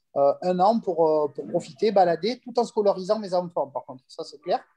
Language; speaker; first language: French; native; French